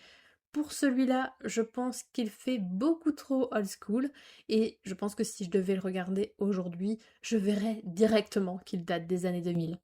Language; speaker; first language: French; native; French